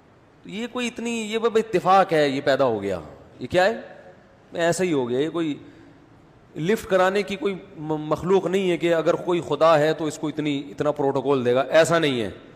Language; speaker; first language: Urdu; native; Urdu